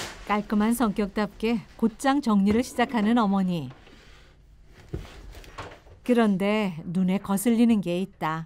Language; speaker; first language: Korean; native; Korean